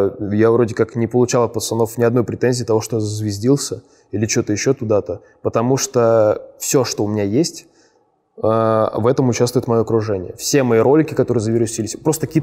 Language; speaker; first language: Russian; native; Russian